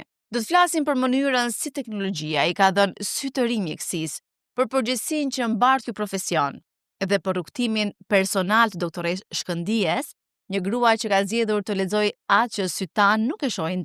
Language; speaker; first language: Albanian; native; Albanian